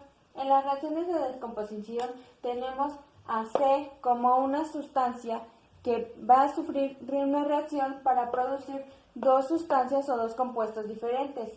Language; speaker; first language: Spanish; native; Spanish